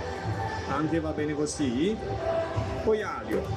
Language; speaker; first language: Italian; non-native, learner; Chinese